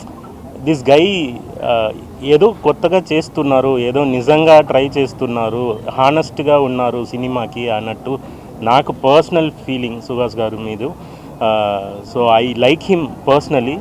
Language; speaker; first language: Telugu; non-native, fluent; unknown